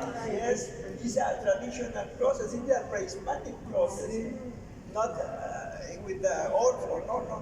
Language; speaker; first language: English; non-native, learner; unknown